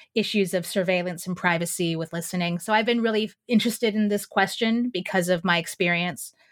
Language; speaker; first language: English; native; English